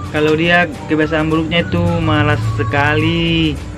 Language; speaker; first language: Indonesian; native; Indonesian